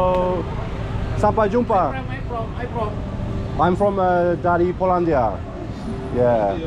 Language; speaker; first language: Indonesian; non-native, learner; Polish